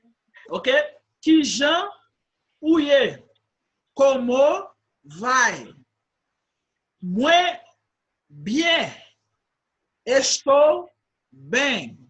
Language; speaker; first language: Portuguese; non-native, fluent; Haitian Creole